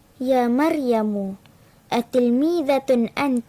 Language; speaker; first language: Arabic; non-native, learner; Malay